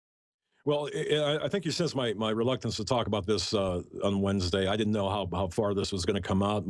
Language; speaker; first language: English; native; English